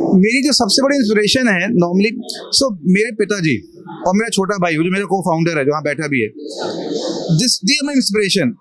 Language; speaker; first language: Hindi; native; Hindi